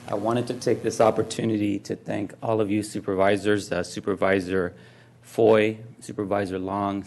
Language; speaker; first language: English; native; English